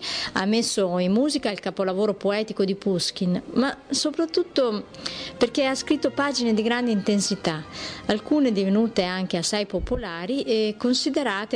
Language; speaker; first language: Italian; native; Italian